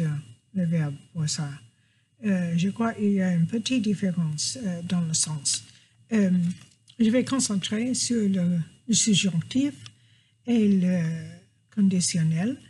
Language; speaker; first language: French; non-native, fluent; English